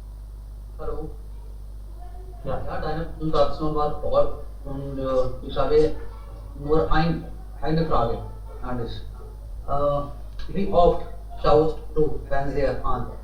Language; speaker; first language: German; non-native, learner; Hindi